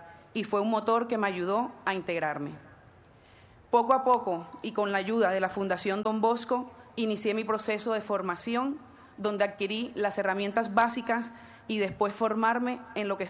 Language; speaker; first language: Spanish; native; Spanish